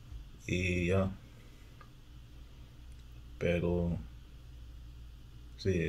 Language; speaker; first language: Spanish; non-native, learner; English